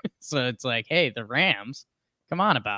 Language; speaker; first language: English; native; English